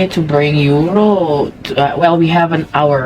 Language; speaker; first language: English; non-native, fluent; Indonesian